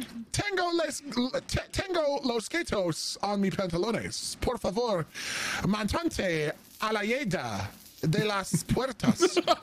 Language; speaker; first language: Spanish; non-native, learner; English